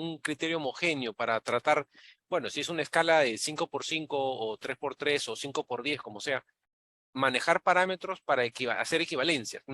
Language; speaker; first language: Spanish; native; Spanish